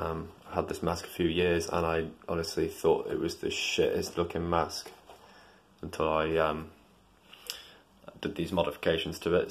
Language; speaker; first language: English; native; English